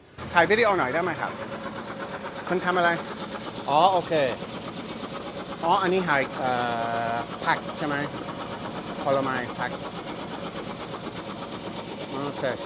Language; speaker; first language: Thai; non-native, learner; English